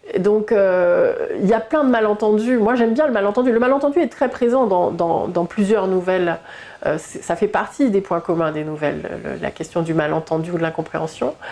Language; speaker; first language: French; native; French